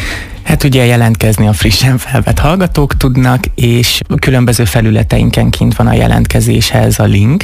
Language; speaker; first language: Hungarian; native; Hungarian